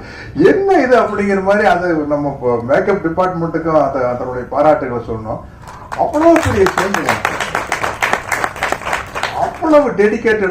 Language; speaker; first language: Tamil; native; Tamil